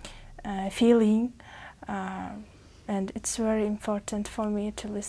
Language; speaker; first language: English; non-native, fluent; Uzbek